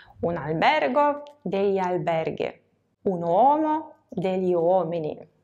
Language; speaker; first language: Italian; non-native, fluent; Russian